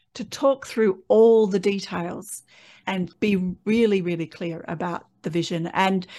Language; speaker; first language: English; native; English